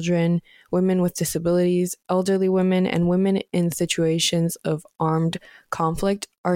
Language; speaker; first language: English; native; English